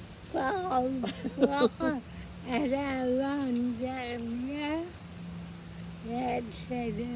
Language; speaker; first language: French; non-native, learner; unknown